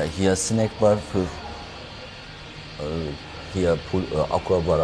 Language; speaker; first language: German; non-native, learner; Turkish